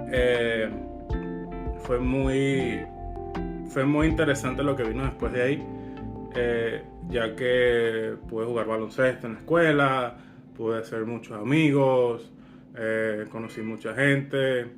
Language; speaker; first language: Spanish; early bilingual, other home language; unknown